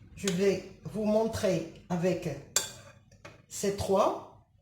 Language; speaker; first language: French; non-native, local second language; Arabic